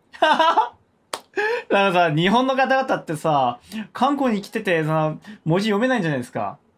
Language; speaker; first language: Japanese; non-native, fluent; Korean